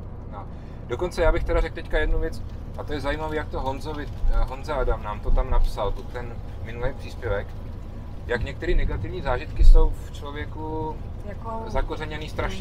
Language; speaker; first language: Czech; native; Czech